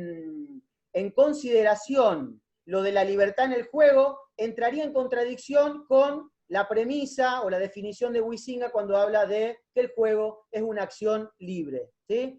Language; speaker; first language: Spanish; native; Spanish